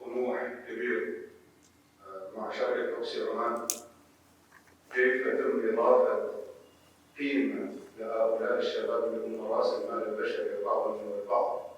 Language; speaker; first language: Arabic; native; Arabic